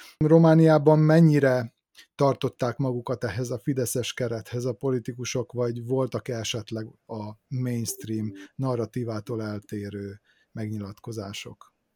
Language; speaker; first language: Hungarian; native; Hungarian